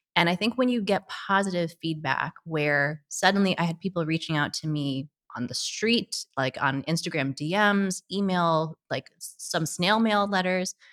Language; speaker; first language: English; native; English